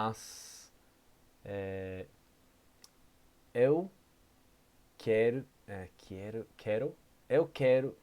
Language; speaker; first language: Portuguese; non-native, learner; English